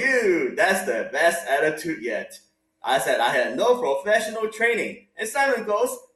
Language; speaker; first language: English; non-native, local second language; Cantonese